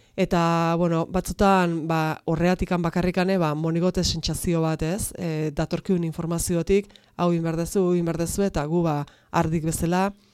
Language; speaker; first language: Basque; native; Basque